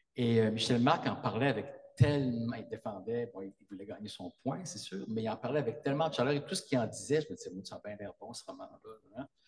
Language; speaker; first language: French; native; French